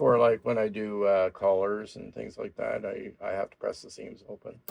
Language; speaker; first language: English; native; English